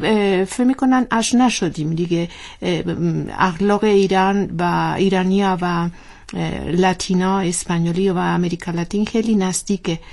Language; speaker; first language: Persian; non-native, learner; Spanish